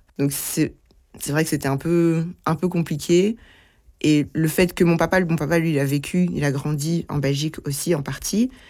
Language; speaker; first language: French; early bilingual, other home language; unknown